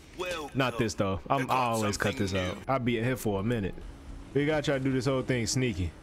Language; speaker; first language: English; native; English